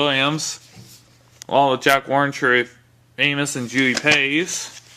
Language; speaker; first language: English; native; English